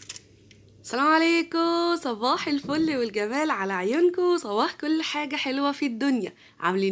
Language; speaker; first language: Arabic; native; Arabic